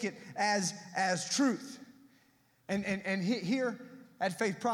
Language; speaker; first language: English; native; English